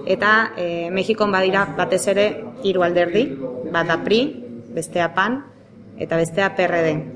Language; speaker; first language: Basque; non-native, local second language; Spanish